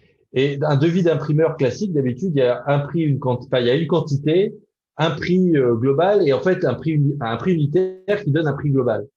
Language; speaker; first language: French; native; French